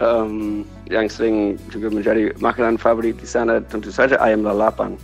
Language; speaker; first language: Indonesian; non-native, fluent; English